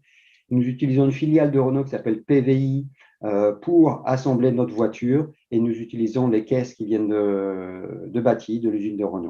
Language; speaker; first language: French; native; French